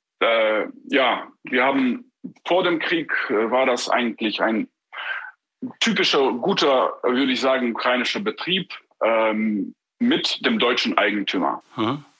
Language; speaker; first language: German; non-native, fluent; Ukrainian